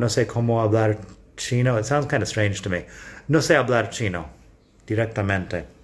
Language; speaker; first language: Spanish; non-native, fluent; English